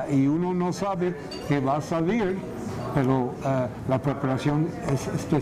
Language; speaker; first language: Spanish; non-native, fluent; English